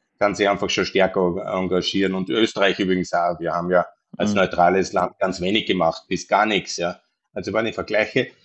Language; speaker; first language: German; native; German